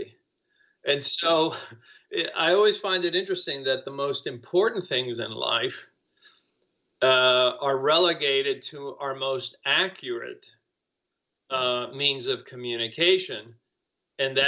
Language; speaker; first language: English; non-native, fluent; Spanish